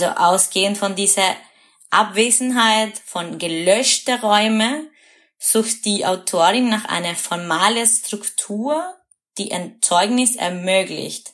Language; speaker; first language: German; non-native, fluent; Spanish